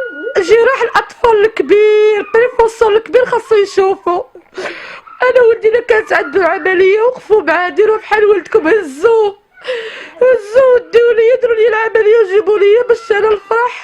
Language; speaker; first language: Arabic; native; Arabic